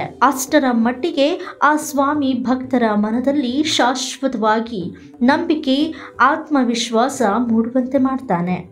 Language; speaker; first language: Kannada; native; Kannada